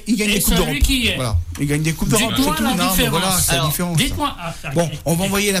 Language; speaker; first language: French; native; French